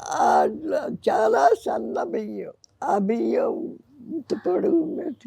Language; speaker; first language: Telugu; native; Telugu